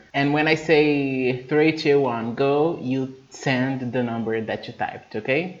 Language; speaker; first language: English; non-native, fluent; Portuguese